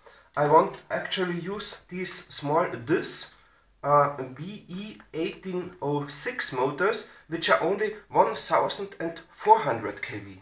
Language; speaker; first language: English; non-native, fluent; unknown